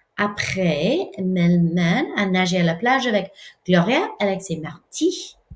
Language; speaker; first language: French; non-native, fluent; English